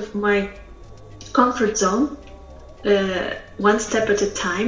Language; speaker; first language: English; non-native, fluent; Russian